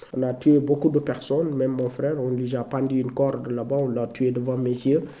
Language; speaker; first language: French; non-native, local second language; Fula